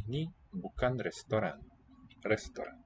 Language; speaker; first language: Indonesian; non-native, learner; English